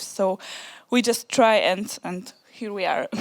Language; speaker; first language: English; non-native, learner; Polish